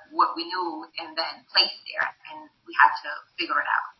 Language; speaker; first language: English; non-native, fluent; Spanish